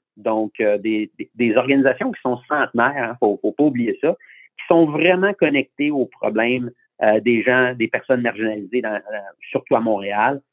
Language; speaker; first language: French; native; French